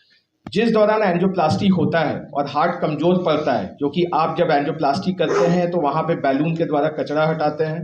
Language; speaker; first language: Hindi; native; Hindi